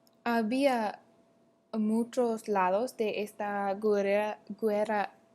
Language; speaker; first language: Spanish; non-native, learner; English